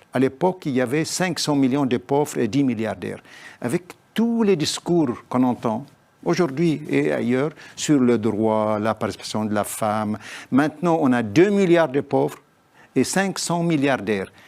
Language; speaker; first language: French; non-native, local second language; Arabic